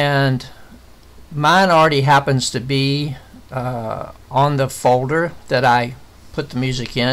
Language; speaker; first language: English; native; English